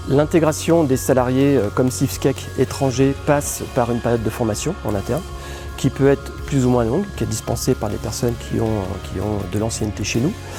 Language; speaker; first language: French; native; French